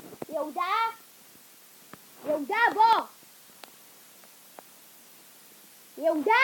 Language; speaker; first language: Hebrew; native; Hebrew